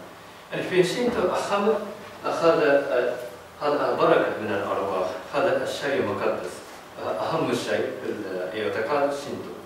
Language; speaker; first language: Arabic; non-native, learner; Japanese